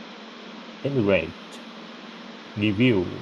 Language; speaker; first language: English; non-native, learner; Vietnamese